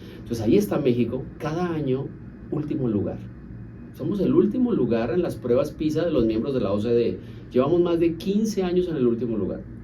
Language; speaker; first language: Spanish; native; Spanish